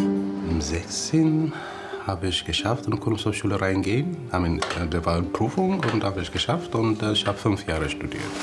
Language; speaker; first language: German; non-native, fluent; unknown